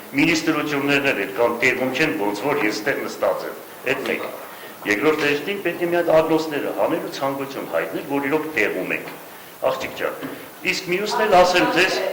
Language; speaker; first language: Armenian; native; Armenian